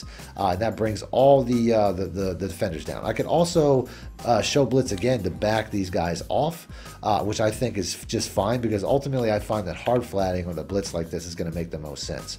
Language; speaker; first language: English; native; English